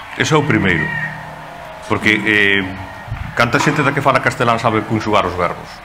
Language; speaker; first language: Galician; native; Galician